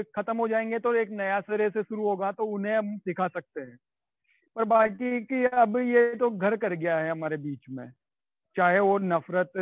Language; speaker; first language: Hindi; native; Hindi